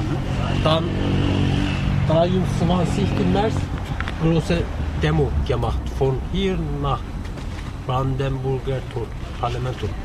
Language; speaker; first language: German; non-native, learner; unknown